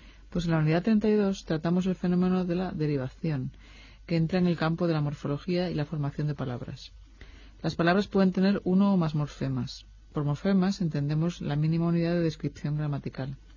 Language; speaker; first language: Spanish; native; Spanish